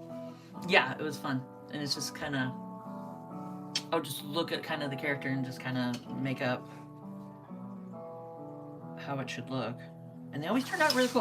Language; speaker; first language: English; native; English